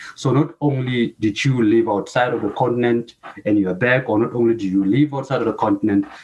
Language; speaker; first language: English; non-native, local second language; Southern Sotho